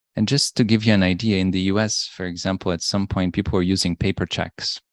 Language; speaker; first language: English; non-native, fluent; Polish